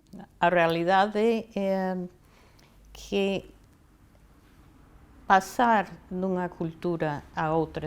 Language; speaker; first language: Galician; non-native, fluent; English